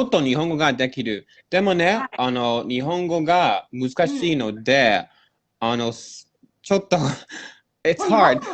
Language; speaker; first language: Japanese; non-native, learner; English